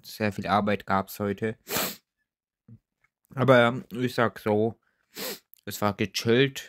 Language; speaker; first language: German; early bilingual, other home language; Turkish